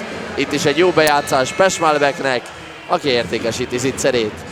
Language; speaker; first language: Hungarian; native; Hungarian